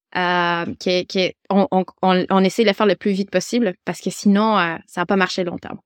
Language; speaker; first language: French; non-native, fluent; Spanish